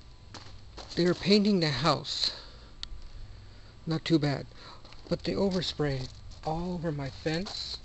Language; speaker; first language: English; native; English